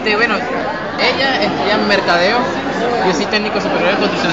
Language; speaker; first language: Spanish; native; Spanish